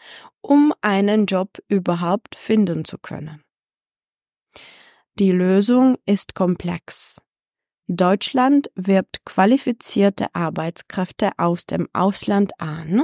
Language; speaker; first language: German; non-native, fluent; Czech